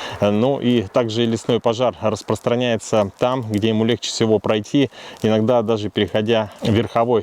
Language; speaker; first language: Russian; native; Russian